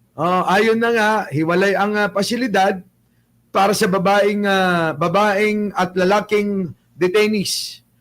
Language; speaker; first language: Filipino; native; Filipino